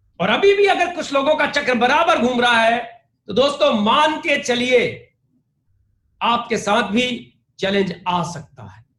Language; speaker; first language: Hindi; native; Hindi